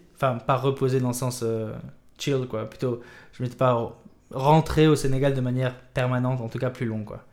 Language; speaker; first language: French; native; French